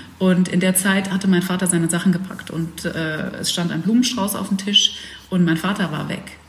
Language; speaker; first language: German; early bilingual, other home language; Dutch